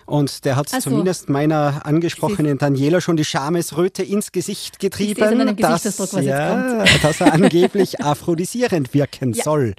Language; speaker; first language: German; native; German